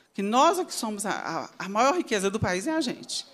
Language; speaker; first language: Portuguese; native; Portuguese